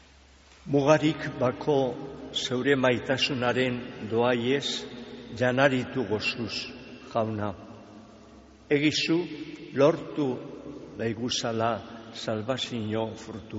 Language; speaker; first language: Basque; native; Basque